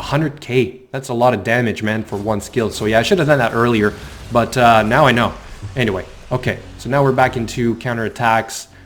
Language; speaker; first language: English; native; English